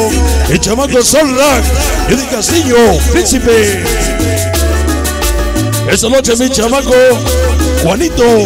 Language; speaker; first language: Spanish; native; Spanish